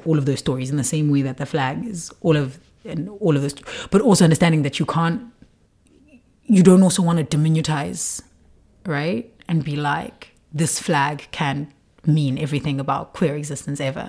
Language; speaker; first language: English; non-native, local second language; Xhosa